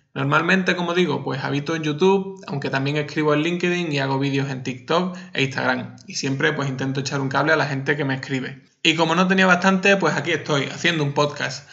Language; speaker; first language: Spanish; native; Spanish